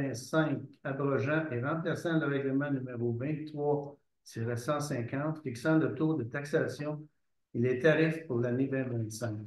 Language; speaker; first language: French; native; French